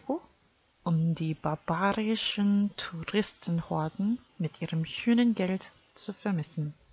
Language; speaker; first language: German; non-native, fluent; Korean